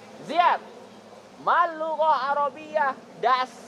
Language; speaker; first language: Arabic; non-native, learner; Indonesian